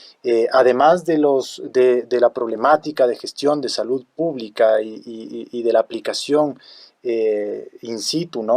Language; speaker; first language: Spanish; native; Spanish